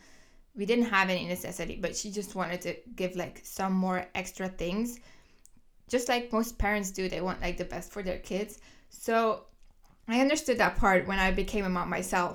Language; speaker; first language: English; non-native, fluent; Dutch